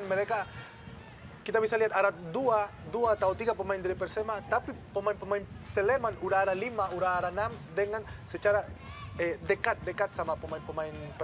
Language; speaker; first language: Indonesian; non-native, fluent; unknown